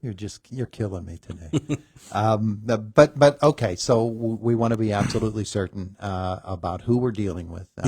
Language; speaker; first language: English; native; English